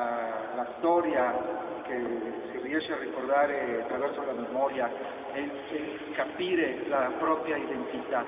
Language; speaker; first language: Italian; non-native, fluent; Spanish